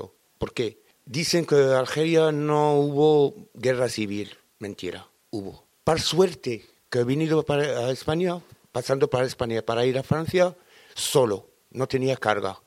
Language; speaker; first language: Spanish; non-native, fluent; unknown